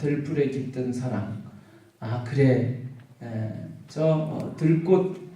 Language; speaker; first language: Korean; native; Korean